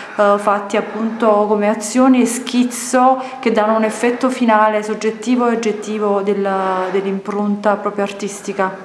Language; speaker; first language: Italian; native; Italian